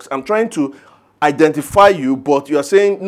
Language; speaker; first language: English; non-native, local second language; Yoruba